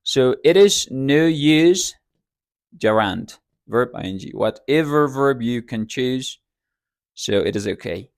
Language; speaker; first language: English; non-native, fluent; Persian